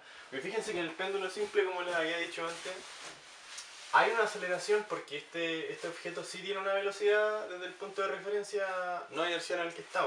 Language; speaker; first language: Spanish; native; Spanish